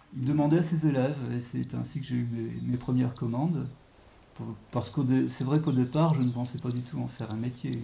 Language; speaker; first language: French; native; French